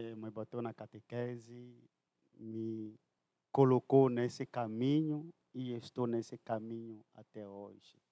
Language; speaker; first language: Portuguese; non-native, fluent; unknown